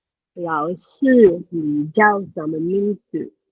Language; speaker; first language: Chinese; non-native, learner; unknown